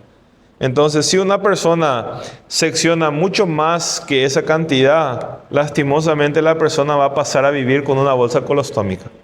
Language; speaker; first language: Spanish; non-native, fluent; Portuguese